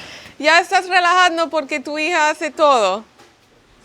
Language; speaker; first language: Spanish; non-native, learner; English